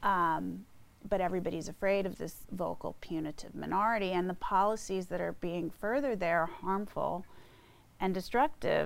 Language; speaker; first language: English; native; English